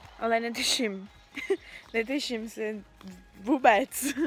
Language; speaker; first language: Czech; non-native, learner; Portuguese